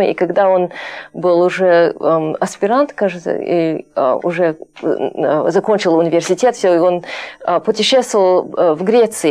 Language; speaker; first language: Russian; non-native, fluent; English